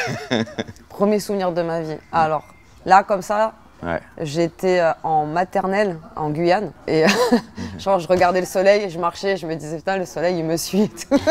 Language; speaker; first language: French; native; French